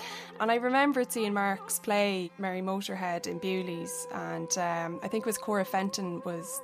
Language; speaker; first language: English; native; English